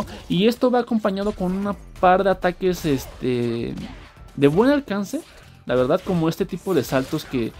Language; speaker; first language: Spanish; native; Spanish